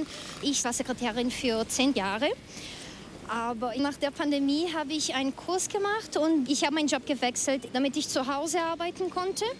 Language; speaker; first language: German; non-native, fluent; Portuguese